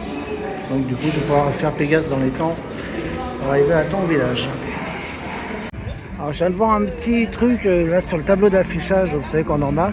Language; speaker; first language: French; native; French